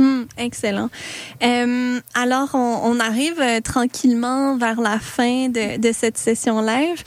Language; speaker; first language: French; native; French